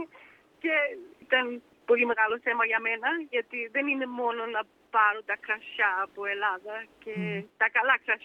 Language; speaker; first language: Greek; early bilingual, heritage; Danish